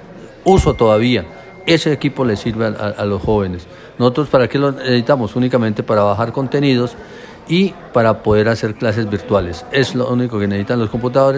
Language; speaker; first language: Spanish; native; Spanish